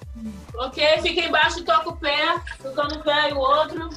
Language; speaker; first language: Portuguese; native; Portuguese